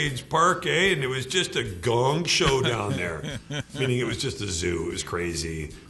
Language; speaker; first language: English; native; English